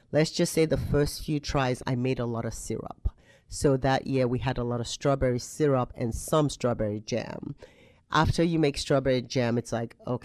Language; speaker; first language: English; non-native, local second language; Yoruba